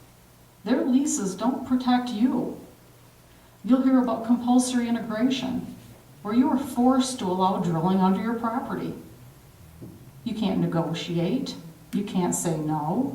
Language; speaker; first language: English; native; English